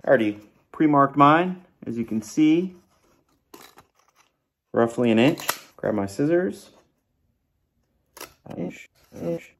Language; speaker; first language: English; native; English